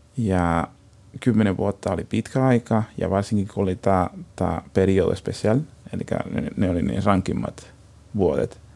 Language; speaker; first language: Finnish; non-native, fluent; Spanish